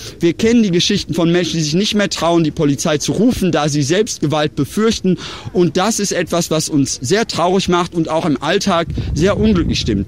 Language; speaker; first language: German; native; German